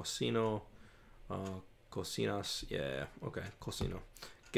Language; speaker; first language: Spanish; non-native, learner; English